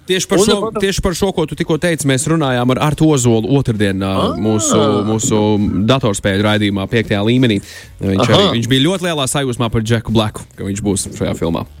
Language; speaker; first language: Latvian; native; Latvian